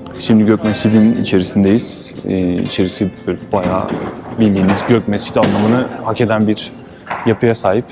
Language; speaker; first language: Turkish; native; Turkish